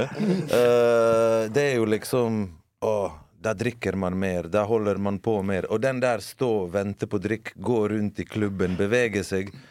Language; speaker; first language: Norwegian; early bilingual, other home language; Bosnian